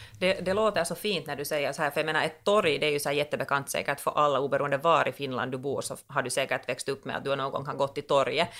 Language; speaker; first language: Swedish; native; Swedish